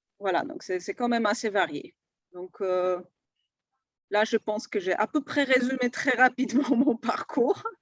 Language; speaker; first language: French; non-native, fluent; Polish